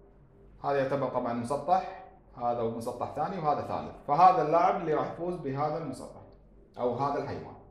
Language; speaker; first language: Arabic; native; Arabic